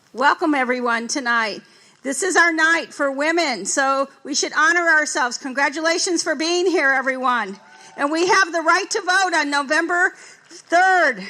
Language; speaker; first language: English; native; English